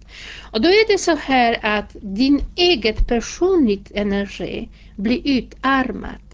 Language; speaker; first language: Swedish; non-native, fluent; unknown